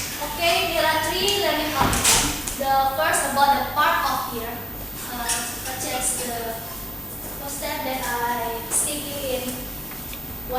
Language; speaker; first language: English; non-native, learner; Indonesian